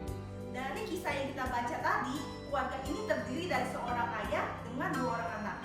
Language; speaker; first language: Indonesian; native; Indonesian